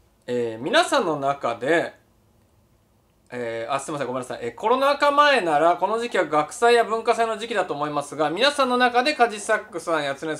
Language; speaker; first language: Japanese; native; Japanese